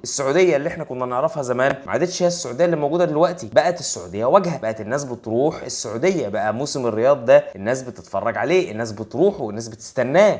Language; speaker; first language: Arabic; native; Arabic